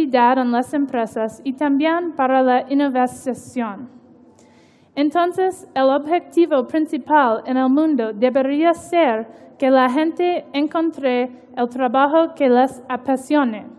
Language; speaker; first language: Spanish; non-native, learner; English